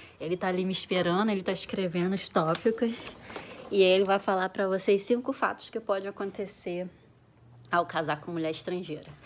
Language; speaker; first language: Portuguese; native; Portuguese